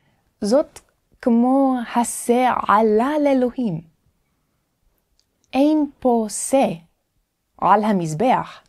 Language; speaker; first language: Hebrew; non-native, fluent; English